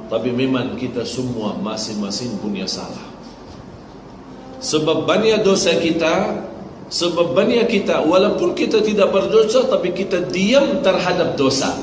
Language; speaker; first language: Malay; non-native, fluent; Arabic